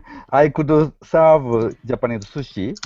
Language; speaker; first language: English; non-native, learner; Japanese